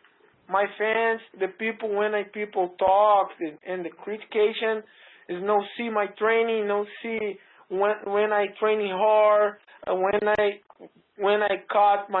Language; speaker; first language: English; non-native, learner; Portuguese